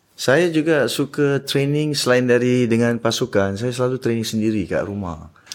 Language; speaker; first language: Malay; native; Malay